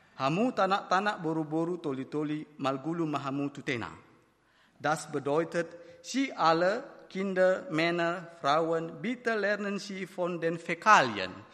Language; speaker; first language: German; non-native, fluent; Batak Toba